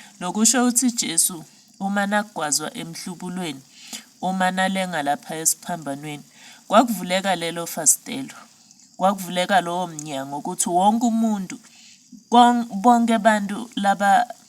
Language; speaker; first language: Zulu; non-native, local second language; Swati